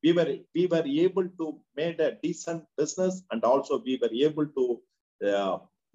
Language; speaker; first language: English; non-native, local second language; Tamil